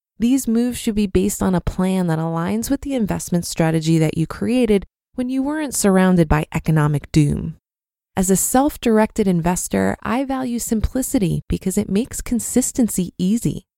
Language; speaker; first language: English; native; English